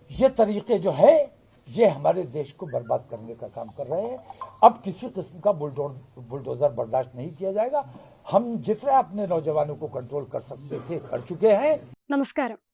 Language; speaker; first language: Hindi; native; Hindi